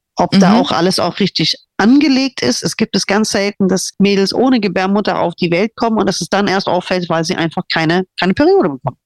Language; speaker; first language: German; non-native, fluent; English